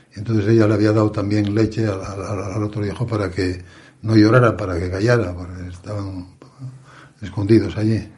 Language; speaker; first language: Spanish; native; Spanish